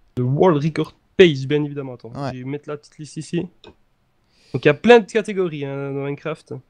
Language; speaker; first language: French; native; French